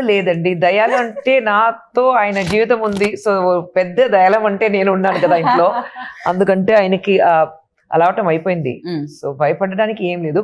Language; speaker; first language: Telugu; non-native, local second language; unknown